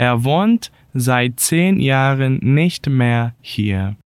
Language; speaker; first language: German; non-native, fluent; Portuguese